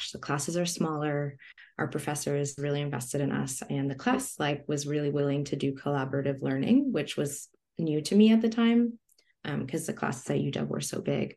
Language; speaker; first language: English; early bilingual, other home language; Spanish